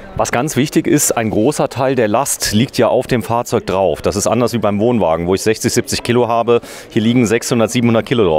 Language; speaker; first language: German; native; German